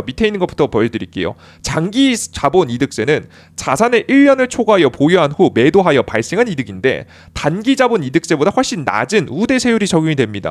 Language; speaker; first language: Korean; native; Korean